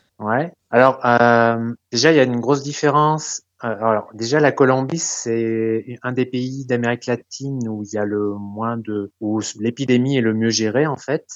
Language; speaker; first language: French; native; French